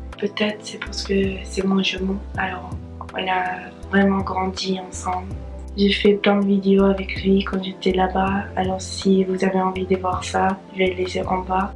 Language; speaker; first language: French; non-native, fluent; English